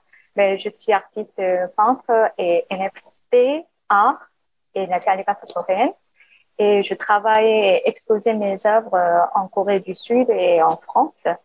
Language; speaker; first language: French; non-native, learner; Korean